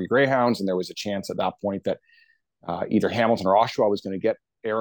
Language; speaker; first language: English; native; English